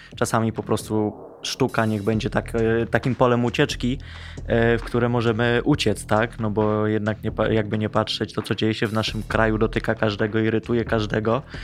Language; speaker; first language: Polish; native; Polish